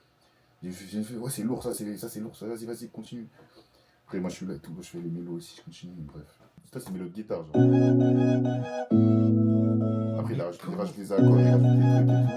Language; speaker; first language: French; native; French